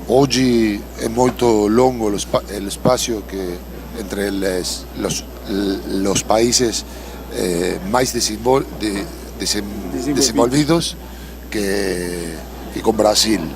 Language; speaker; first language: Portuguese; non-native, learner; Spanish